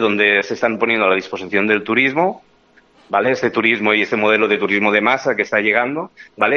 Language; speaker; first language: Spanish; native; Spanish